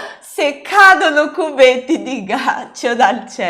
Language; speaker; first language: Italian; non-native, fluent; Portuguese